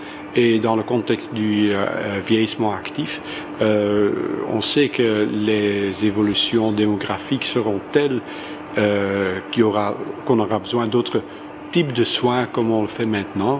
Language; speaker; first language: French; non-native, local second language; Dutch